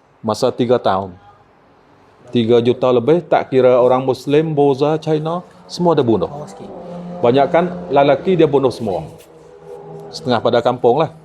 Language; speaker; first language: Malay; non-native, fluent; Eastern Cham